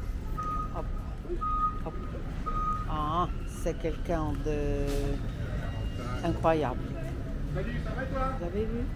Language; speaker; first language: French; non-native, fluent; Russian